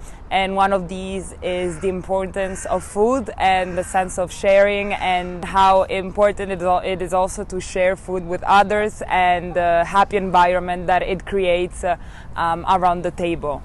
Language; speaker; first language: English; non-native, fluent; Italian